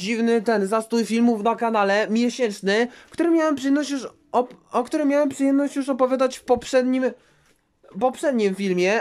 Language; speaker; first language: Polish; native; Polish